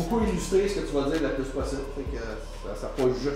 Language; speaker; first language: French; native; French